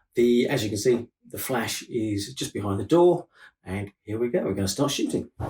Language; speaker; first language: English; native; English